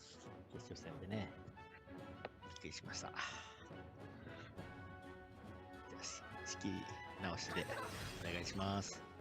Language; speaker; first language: Japanese; native; Japanese